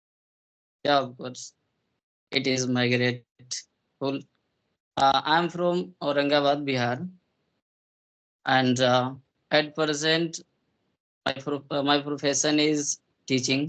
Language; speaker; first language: English; non-native, local second language; Hindi